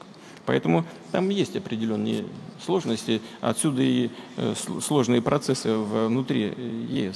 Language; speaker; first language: Russian; native; Russian